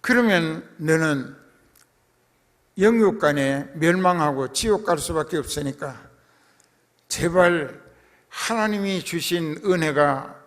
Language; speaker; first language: Korean; native; Korean